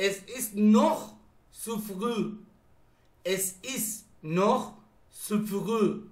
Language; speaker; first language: German; non-native, fluent; Persian